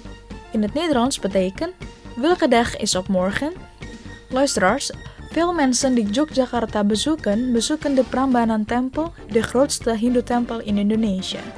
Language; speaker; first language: Dutch; non-native, fluent; Indonesian